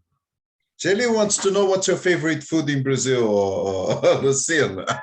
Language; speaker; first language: English; non-native, fluent; Portuguese